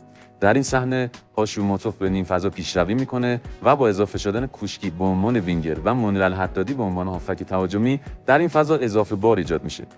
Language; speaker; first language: Persian; native; Persian